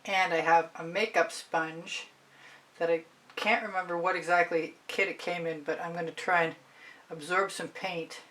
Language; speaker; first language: English; native; English